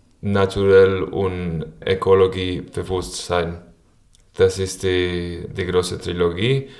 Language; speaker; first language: German; non-native, learner; Spanish